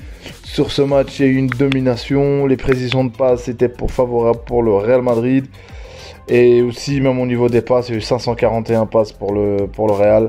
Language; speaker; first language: French; native; French